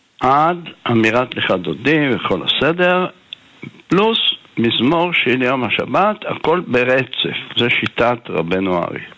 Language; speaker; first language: Hebrew; native; Hebrew